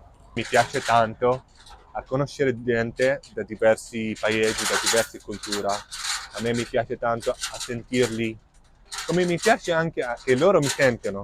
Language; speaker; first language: Italian; non-native, fluent; Arabic